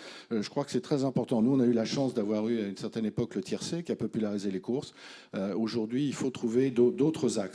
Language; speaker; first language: French; native; French